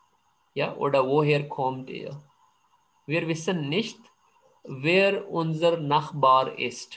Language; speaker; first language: German; non-native, fluent; Urdu